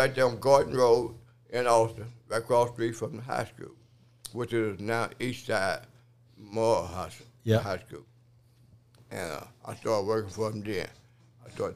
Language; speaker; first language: English; native; English